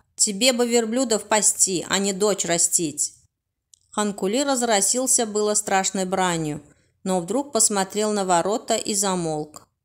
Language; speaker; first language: Russian; non-native, local second language; Turkmen